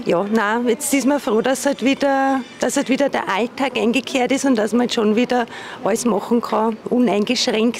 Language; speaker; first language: German; native; German